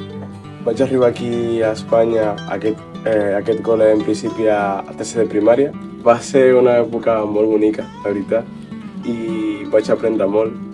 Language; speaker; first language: Catalan; early bilingual, other home language; Spanish